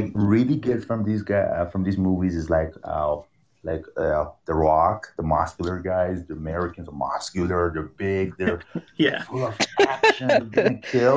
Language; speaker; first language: English; non-native, fluent; Persian